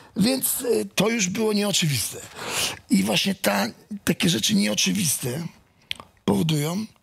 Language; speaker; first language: Polish; native; Polish